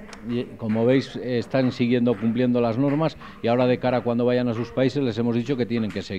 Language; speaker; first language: Spanish; native; Spanish